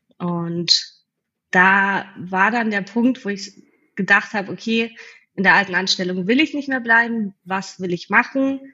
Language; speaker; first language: German; native; German